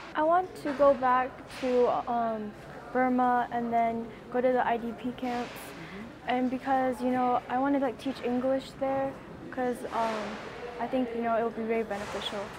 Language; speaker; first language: English; native; English